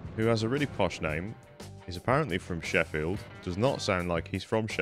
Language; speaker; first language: English; native; English